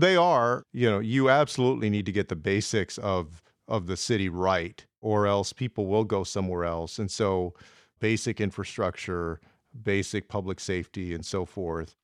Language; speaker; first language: English; native; English